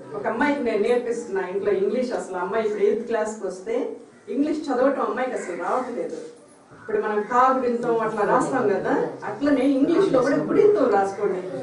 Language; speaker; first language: Telugu; native; Telugu